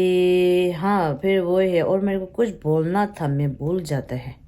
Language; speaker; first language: Hindi; non-native, local second language; Tibetan